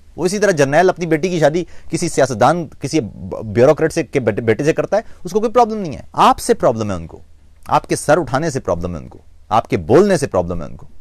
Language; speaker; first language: Urdu; non-native, local second language; Punjabi